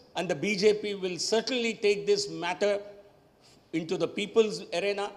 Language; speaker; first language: English; non-native, local second language; Telugu